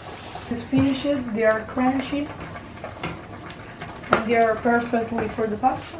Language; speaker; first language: English; non-native, learner; Italian